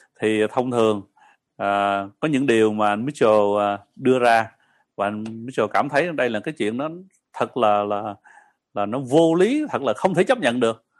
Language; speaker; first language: Vietnamese; early bilingual, heritage; Vietnamese